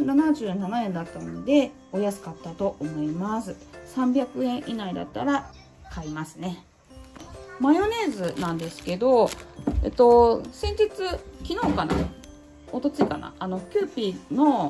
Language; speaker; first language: Japanese; native; Japanese